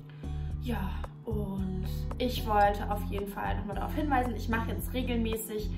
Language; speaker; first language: German; native; German